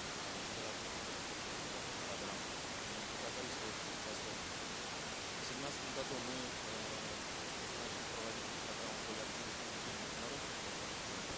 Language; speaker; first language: Russian; native; Russian